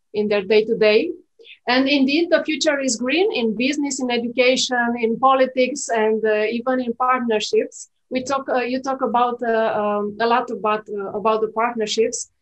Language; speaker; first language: English; non-native, fluent; Romanian